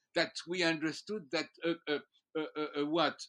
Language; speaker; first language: English; non-native, fluent; French